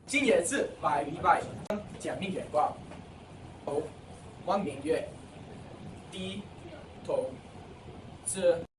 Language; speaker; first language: Chinese; non-native, learner; English